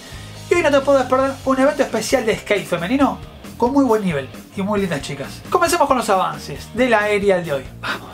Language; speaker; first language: Spanish; native; Spanish